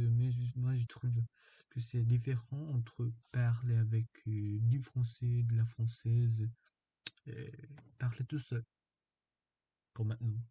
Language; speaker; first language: French; non-native, fluent; Korean